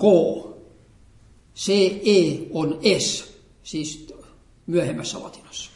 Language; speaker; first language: Finnish; native; Finnish